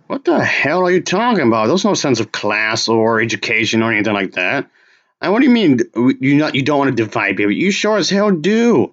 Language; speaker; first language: English; native; English